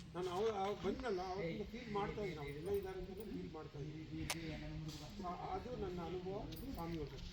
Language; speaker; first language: Kannada; native; Kannada